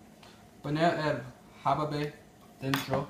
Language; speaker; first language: Spanish; non-native, learner; English